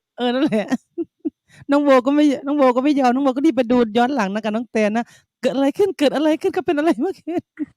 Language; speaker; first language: Thai; native; Thai